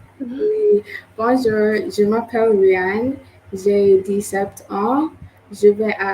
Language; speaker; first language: French; non-native, learner; English